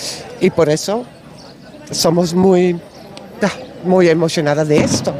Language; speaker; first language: Spanish; non-native, learner; Dutch